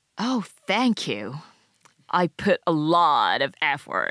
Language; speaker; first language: English; non-native, fluent; Japanese